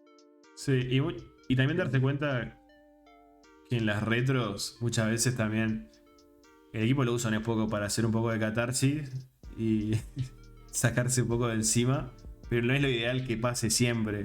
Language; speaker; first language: Spanish; native; Spanish